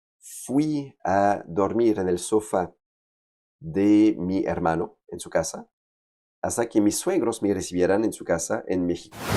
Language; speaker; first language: Spanish; non-native, fluent; French